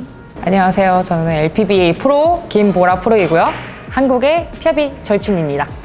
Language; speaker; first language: Korean; native; Korean